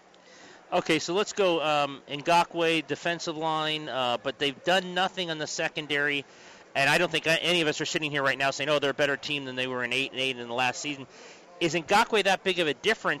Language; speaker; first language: English; native; English